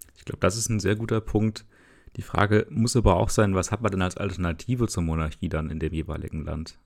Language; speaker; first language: German; native; German